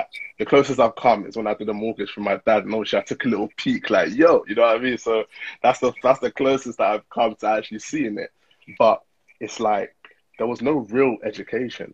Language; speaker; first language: English; native; English